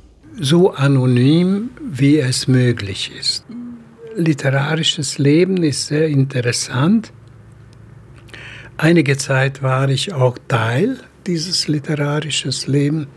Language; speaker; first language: German; non-native, fluent; Hungarian